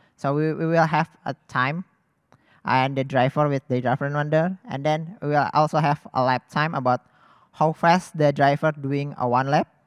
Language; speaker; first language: English; non-native, fluent; Indonesian